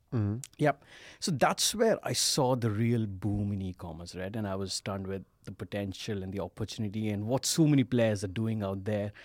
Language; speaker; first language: English; non-native, local second language; Hindi